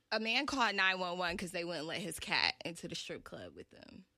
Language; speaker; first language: English; native; English